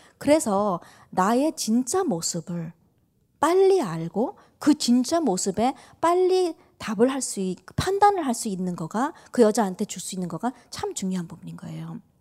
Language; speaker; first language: Korean; early bilingual, heritage; Korean